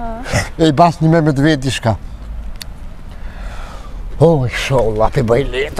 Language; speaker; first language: German; non-native, learner; Albanian